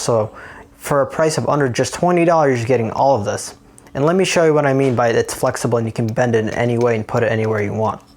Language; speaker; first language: English; native; English